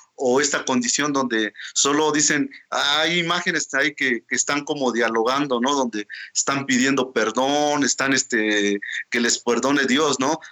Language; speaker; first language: Spanish; non-native, local second language; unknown